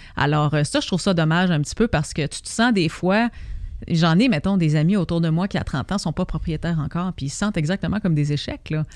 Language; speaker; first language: French; native; French